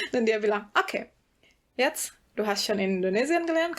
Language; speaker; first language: German; non-native, learner; Indonesian